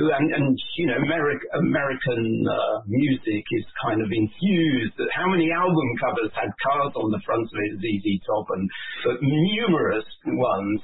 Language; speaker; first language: English; native; English